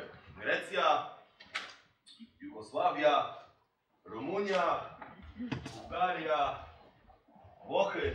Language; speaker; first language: Polish; non-native, fluent; Kurdish